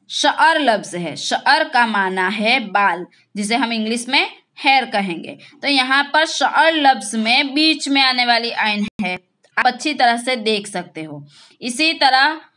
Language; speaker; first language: Hindi; non-native, local second language; Gujarati